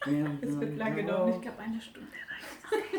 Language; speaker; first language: German; non-native, fluent; Romanian